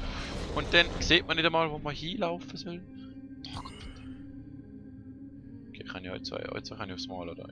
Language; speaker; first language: German; native; German